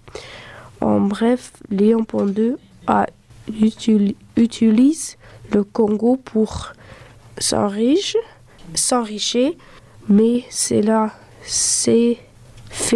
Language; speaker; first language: French; early bilingual, other home language; Dutch